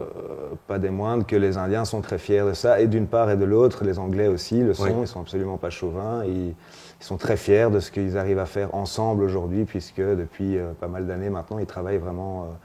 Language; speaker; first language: French; native; French